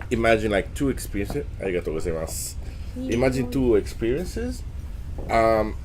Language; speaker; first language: English; non-native, fluent; Italian